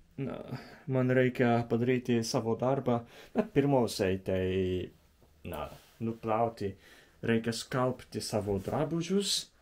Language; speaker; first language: Lithuanian; non-native, learner; Japanese